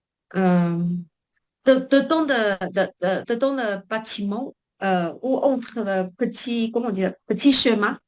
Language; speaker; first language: French; non-native, fluent; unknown